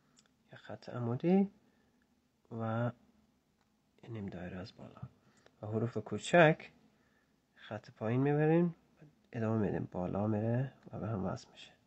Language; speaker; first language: Persian; native; Persian